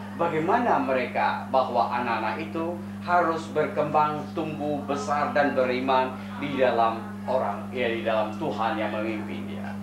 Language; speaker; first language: Indonesian; native; Indonesian